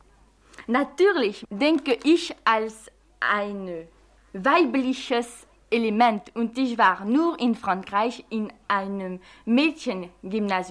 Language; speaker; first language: German; non-native, fluent; French